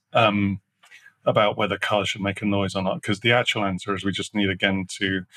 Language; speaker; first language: English; native; English